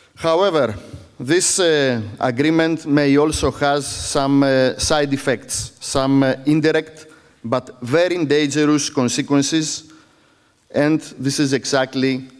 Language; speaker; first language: English; non-native, fluent; Greek